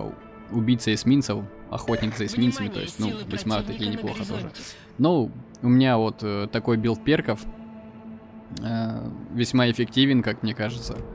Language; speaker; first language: Russian; native; Russian